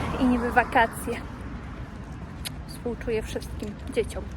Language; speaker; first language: Polish; native; Polish